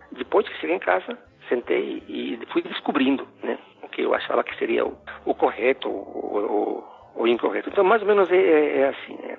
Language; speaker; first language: Portuguese; non-native, fluent; Spanish